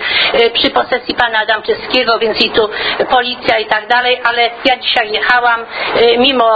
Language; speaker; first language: Polish; native; Polish